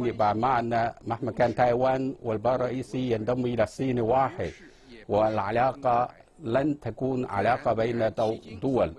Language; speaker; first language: Arabic; non-native, fluent; Chinese